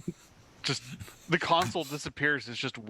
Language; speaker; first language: English; native; English